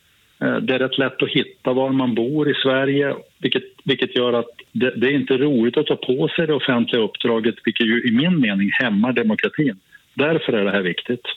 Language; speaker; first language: Swedish; native; Swedish